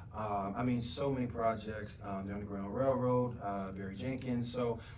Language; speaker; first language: English; native; English